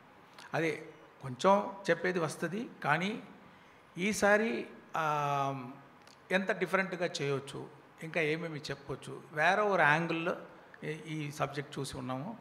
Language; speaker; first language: Telugu; non-native, local second language; Tamil